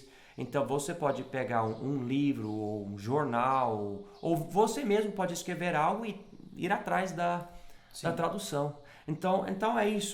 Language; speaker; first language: Portuguese; non-native, fluent; English